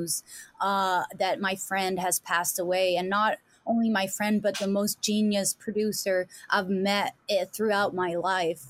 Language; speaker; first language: English; non-native, fluent; Danish